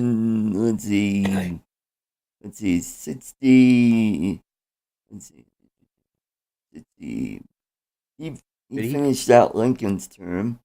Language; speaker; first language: English; native; English